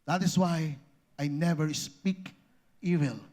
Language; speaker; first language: English; non-native, local second language; Filipino